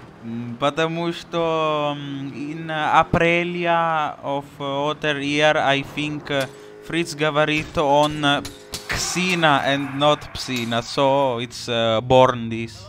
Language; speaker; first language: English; non-native, learner; Italian